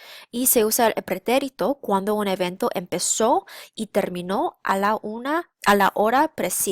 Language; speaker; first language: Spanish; non-native, fluent; English